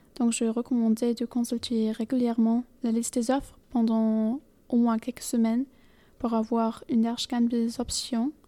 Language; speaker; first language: French; non-native, fluent; German